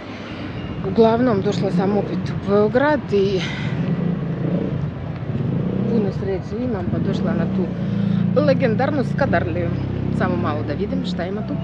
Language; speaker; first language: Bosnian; non-native, fluent; Russian